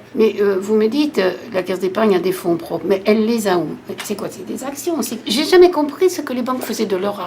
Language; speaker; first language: French; native; French